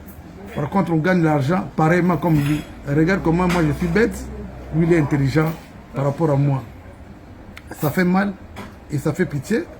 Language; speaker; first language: French; non-native, local second language; Lingala